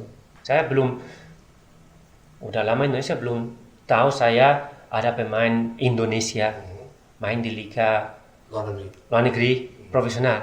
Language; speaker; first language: Indonesian; non-native, learner; Spanish